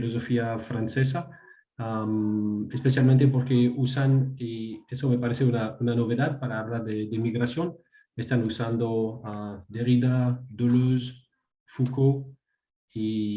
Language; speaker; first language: Spanish; non-native, fluent; French